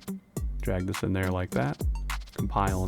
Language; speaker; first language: English; native; English